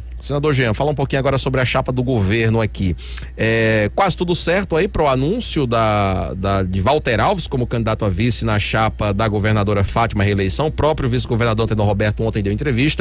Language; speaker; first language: Portuguese; native; Portuguese